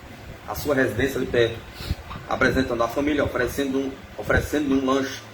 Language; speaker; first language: Portuguese; native; Portuguese